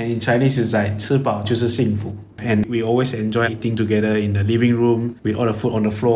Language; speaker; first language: English; non-native, local second language; Chinese